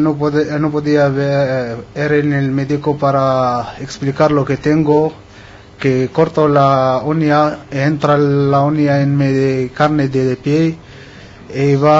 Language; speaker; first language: Spanish; non-native, learner; Arabic